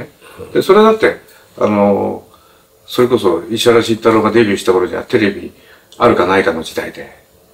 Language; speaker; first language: Japanese; native; Japanese